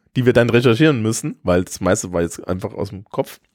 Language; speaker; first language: German; native; German